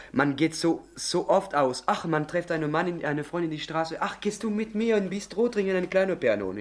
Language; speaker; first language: German; non-native, learner; French